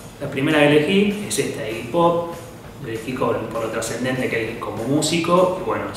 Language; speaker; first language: Spanish; native; Spanish